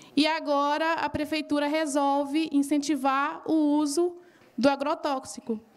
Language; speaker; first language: Portuguese; native; Portuguese